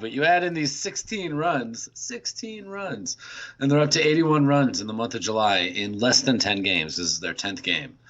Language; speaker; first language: English; native; English